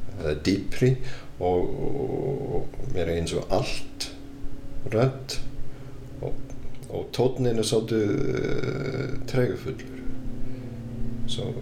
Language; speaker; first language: Icelandic; non-native, fluent; English